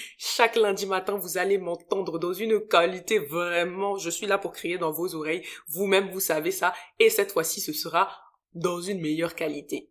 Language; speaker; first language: French; native; French